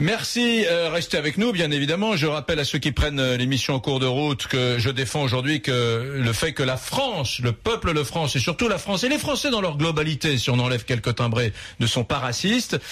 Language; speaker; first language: French; native; French